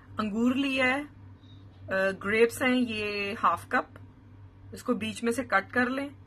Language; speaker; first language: Urdu; native; Urdu